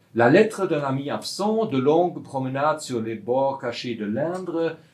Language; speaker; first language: French; non-native, fluent; German